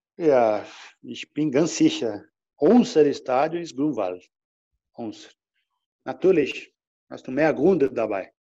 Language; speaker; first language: German; non-native, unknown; Portuguese